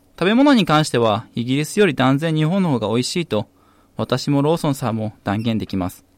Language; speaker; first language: Japanese; native; Japanese